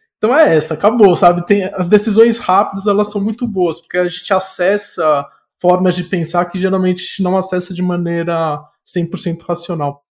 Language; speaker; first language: Portuguese; native; Portuguese